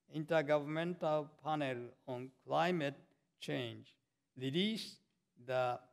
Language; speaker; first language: English; non-native, fluent; Japanese